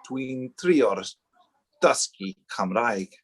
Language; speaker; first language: Welsh; non-native, learner; English